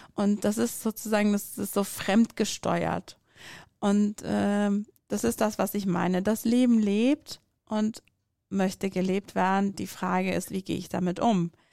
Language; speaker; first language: German; non-native, fluent; Persian